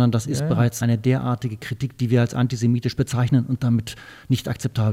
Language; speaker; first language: German; native; German